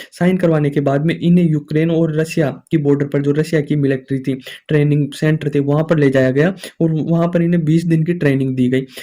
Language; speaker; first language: Hindi; native; Hindi